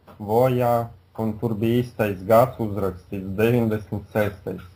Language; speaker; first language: Latvian; non-native, local second language; Russian